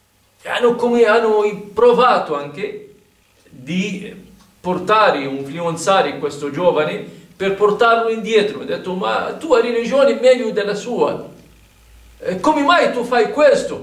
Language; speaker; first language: Italian; non-native, fluent; Arabic